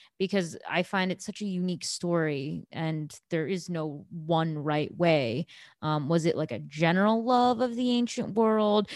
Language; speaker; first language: English; native; English